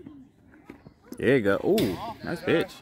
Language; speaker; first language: English; native; English